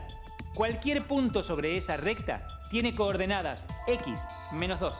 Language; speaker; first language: Spanish; native; Spanish